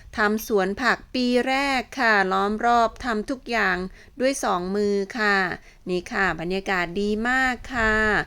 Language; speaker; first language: Thai; native; Thai